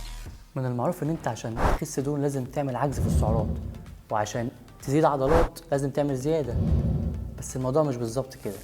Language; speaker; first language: Arabic; native; Arabic